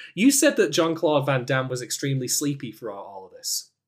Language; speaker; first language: English; native; English